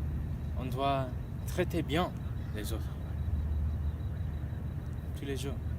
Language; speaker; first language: French; non-native, learner; English